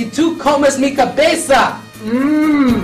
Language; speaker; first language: Spanish; non-native, learner; English